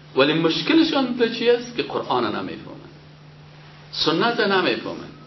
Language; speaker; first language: Persian; native; Persian